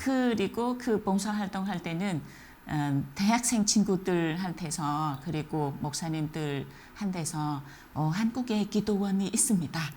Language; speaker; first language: Korean; non-native, fluent; Vietnamese